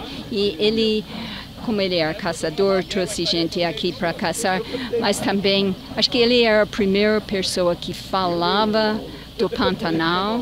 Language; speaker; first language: Portuguese; non-native, fluent; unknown